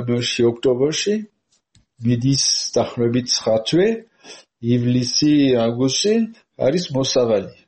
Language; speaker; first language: Georgian; non-native, learner; French